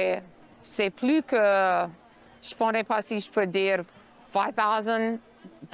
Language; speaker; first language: French; non-native, local second language; English